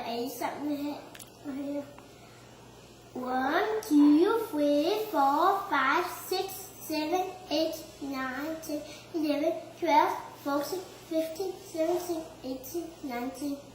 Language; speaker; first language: Danish; early bilingual, heritage; Danish